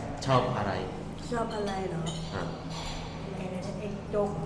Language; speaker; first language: Thai; non-native, learner; Korean